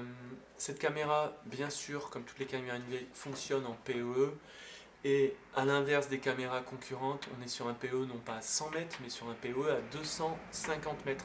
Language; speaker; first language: French; native; French